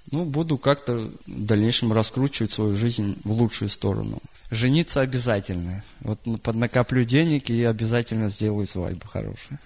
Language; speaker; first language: Russian; native; Russian